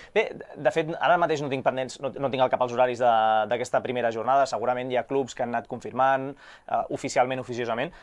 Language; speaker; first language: Catalan; native; Catalan